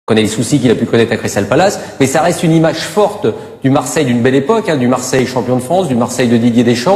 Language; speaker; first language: French; native; French